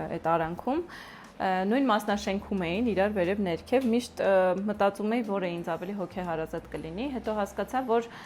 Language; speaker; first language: Armenian; native; Armenian